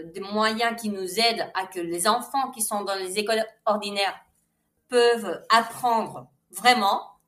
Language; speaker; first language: French; non-native, fluent; Spanish